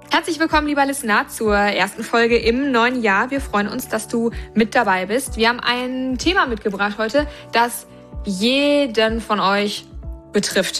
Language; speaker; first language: German; native; German